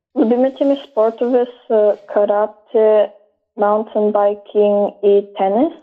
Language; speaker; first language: Bulgarian; early bilingual, heritage; Bulgarian